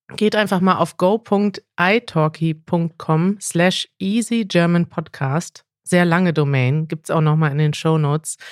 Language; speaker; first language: German; native; German